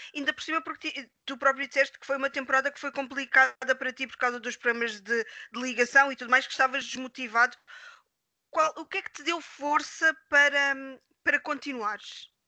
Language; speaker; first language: Portuguese; native; Portuguese